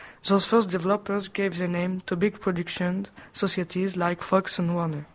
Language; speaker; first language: English; non-native, fluent; French